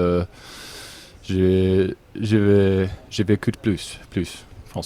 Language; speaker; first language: French; non-native, learner; English